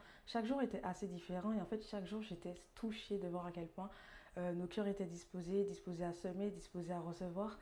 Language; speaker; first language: French; native; French